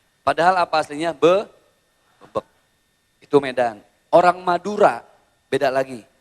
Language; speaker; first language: Indonesian; native; Indonesian